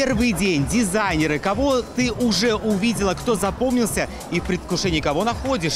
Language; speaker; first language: Russian; native; Russian